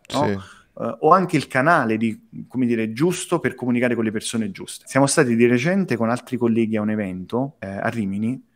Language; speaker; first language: Italian; native; Italian